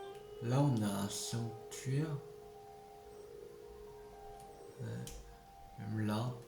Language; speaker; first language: French; native; French